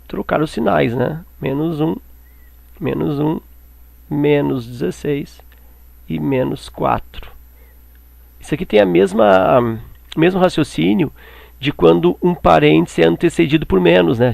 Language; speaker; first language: Portuguese; native; Portuguese